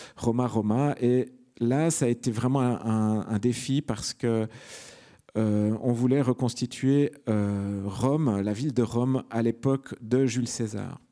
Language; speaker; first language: French; native; French